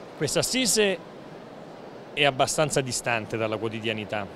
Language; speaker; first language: Italian; native; Italian